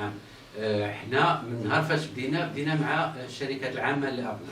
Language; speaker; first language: Arabic; native; Arabic